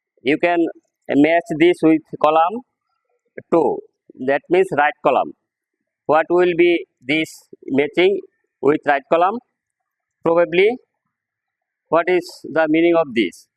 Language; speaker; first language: English; non-native, local second language; Bangla